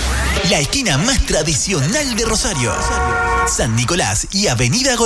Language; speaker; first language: Spanish; native; Spanish